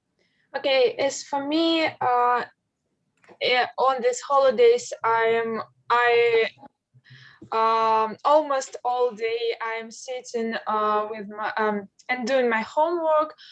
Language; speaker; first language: English; non-native, learner; Russian